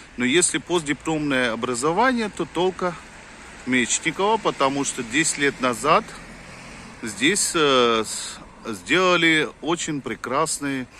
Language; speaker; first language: Russian; non-native, fluent; Hindi